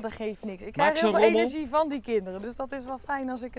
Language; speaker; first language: Dutch; native; Dutch